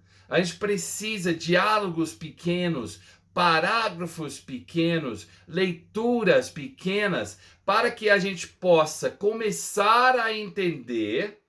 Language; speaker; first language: Portuguese; non-native, fluent; English